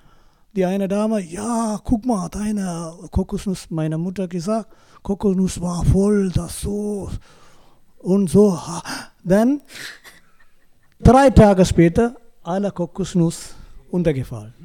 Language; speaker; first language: German; non-native, learner; Tamil